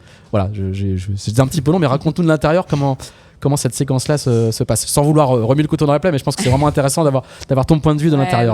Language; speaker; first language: French; native; French